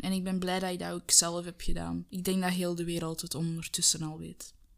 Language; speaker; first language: Dutch; native; Dutch